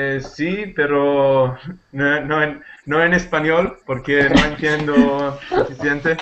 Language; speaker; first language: Spanish; non-native, learner; Hebrew